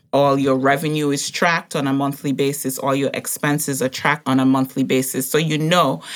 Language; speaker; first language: English; native; English